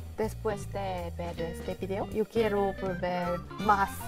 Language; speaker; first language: Spanish; non-native, learner; Korean